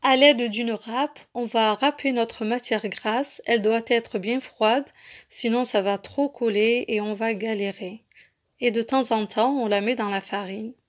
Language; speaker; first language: French; non-native, local second language; Arabic